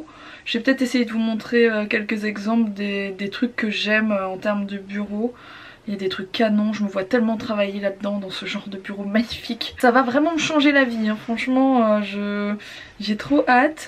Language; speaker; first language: French; native; French